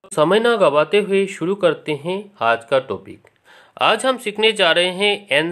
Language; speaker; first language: Hindi; non-native, local second language; Assamese